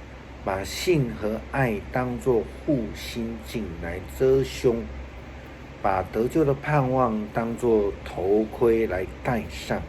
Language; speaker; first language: Chinese; native; Chinese